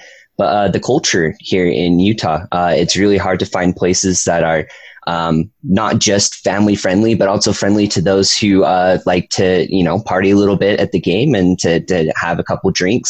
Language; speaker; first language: English; native; English